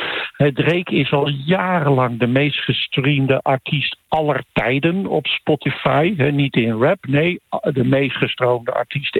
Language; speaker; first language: Dutch; native; Dutch